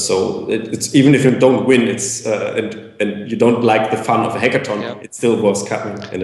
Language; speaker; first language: English; non-native, fluent; German